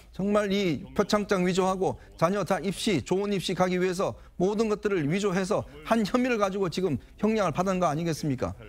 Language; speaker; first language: Korean; native; Korean